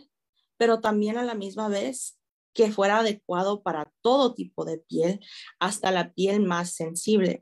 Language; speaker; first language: Spanish; early bilingual, heritage; Spanish